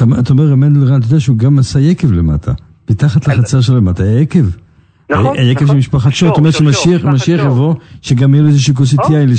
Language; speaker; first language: Hebrew; native; Hebrew